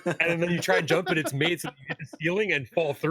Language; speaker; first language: English; native; English